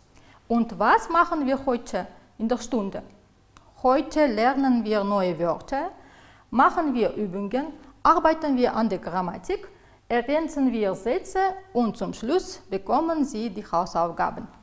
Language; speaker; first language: German; non-native, fluent; Uzbek